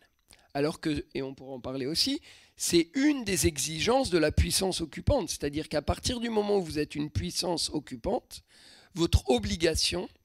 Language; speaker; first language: French; native; French